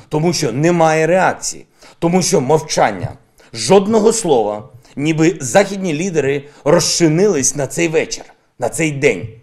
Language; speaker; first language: Ukrainian; non-native, local second language; Russian